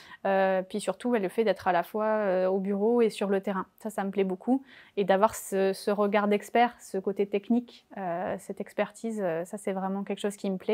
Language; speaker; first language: French; native; French